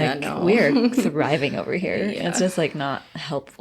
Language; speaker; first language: English; native; English